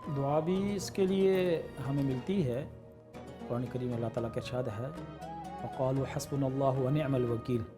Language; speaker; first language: Urdu; non-native, local second language; Northern Hindko